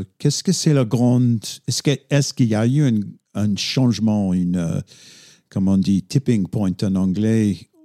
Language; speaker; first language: French; non-native, fluent; English